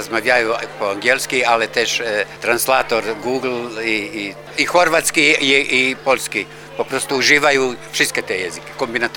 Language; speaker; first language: Polish; non-native, learner; Croatian